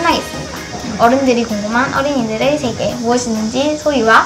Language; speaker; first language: Korean; native; Korean